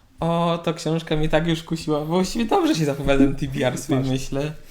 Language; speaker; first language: Polish; native; Polish